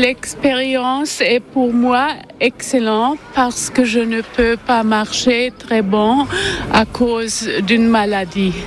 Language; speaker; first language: French; non-native, learner; German